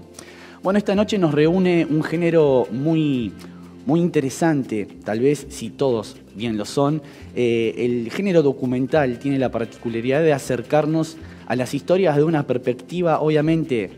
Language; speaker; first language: Spanish; native; Spanish